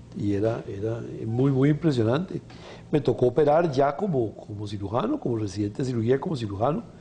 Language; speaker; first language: Spanish; native; Spanish